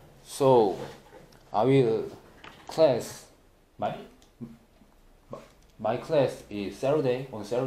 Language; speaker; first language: English; non-native, learner; Korean